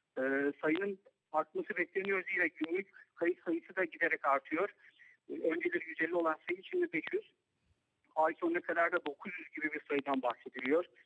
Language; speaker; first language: Turkish; native; Turkish